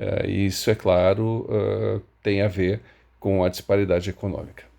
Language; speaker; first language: Portuguese; native; Portuguese